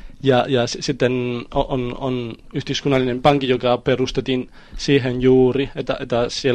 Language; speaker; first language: Finnish; non-native, learner; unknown